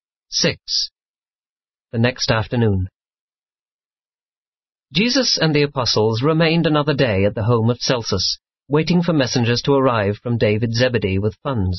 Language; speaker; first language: English; native; English